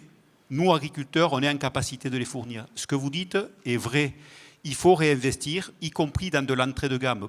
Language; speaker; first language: French; native; French